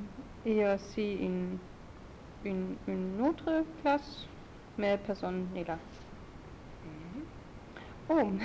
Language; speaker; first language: French; non-native, learner; German